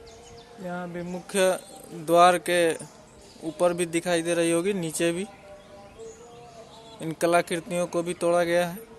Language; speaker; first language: Hindi; native; Hindi